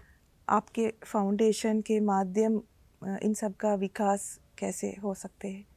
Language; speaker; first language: Hindi; non-native, learner; Sinhala